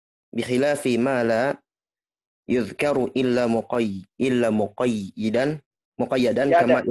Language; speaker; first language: Arabic; non-native, learner; Indonesian